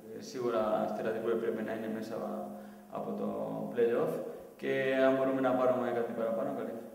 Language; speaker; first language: Greek; non-native, fluent; Spanish